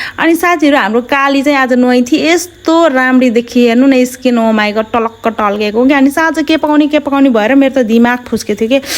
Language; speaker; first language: Nepali; non-native, local second language; Dangaura Tharu